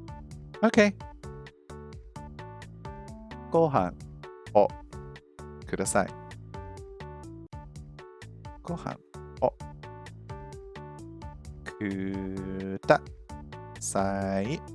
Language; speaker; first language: Japanese; non-native, learner; English